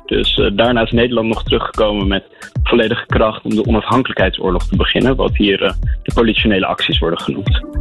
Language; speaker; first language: Dutch; native; Dutch